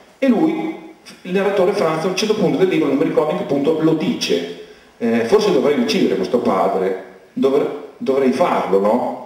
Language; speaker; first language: Italian; native; Italian